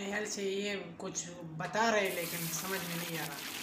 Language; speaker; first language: Hindi; non-native, local second language; Pashto